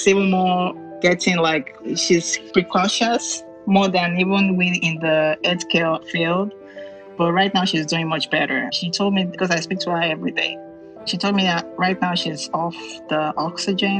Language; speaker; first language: English; non-native, local second language; Yoruba